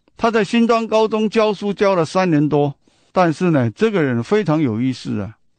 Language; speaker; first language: Chinese; non-native, local second language; Min Nan Chinese